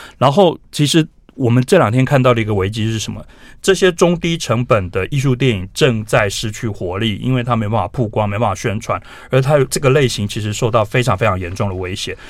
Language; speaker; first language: Chinese; native; Chinese